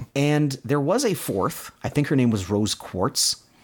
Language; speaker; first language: English; native; English